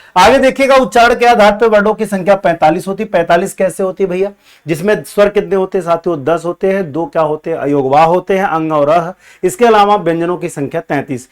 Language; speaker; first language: Hindi; native; Hindi